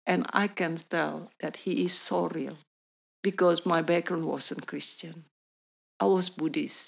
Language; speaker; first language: English; non-native, learner; Indonesian